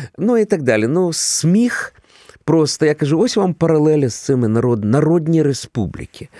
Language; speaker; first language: Ukrainian; non-native, local second language; Russian